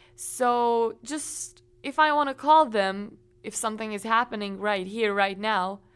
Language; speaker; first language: English; non-native, fluent; Czech